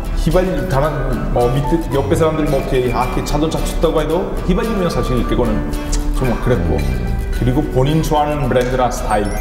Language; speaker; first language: Korean; non-native, fluent; Italian